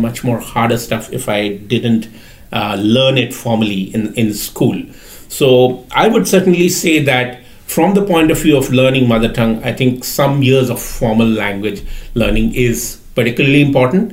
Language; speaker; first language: English; non-native, local second language; Bangla